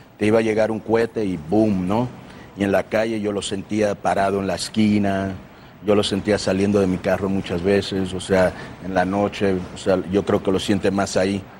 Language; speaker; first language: Spanish; early bilingual, heritage; Spanish